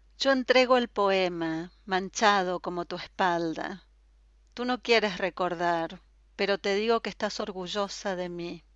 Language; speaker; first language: Spanish; native; Spanish